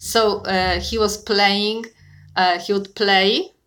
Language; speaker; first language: English; non-native, fluent; Polish